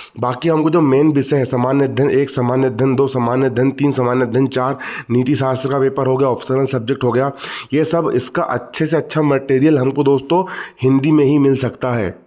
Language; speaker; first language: Hindi; native; Hindi